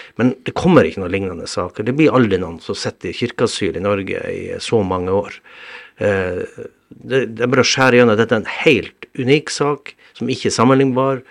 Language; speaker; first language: Norwegian; native; Norwegian